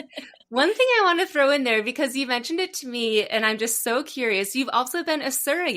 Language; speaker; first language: English; native; English